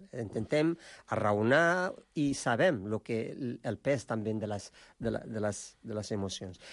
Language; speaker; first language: Catalan; non-native, fluent; Arabic